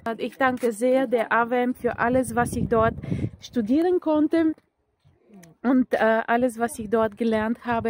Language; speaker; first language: German; non-native, fluent; Bulgarian